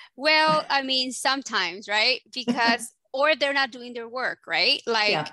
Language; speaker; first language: English; early bilingual, other home language; Spanish